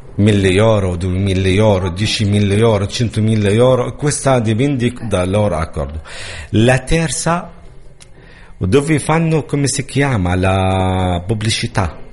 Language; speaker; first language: Italian; non-native, learner; Arabic